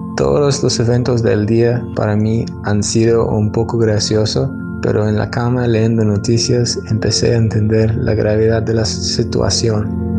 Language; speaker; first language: Spanish; non-native, fluent; English